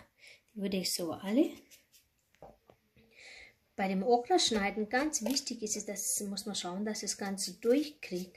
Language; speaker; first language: German; non-native, learner; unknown